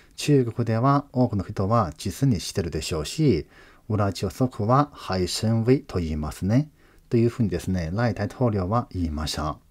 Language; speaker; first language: Japanese; non-native, fluent; Chinese